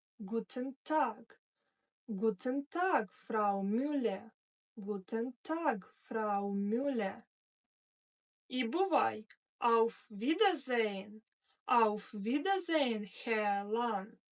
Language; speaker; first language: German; non-native, fluent; Ukrainian